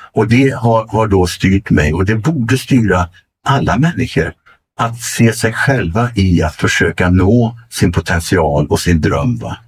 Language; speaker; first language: Swedish; native; Swedish